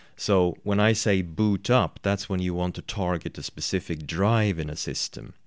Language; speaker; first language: English; non-native, fluent; Swedish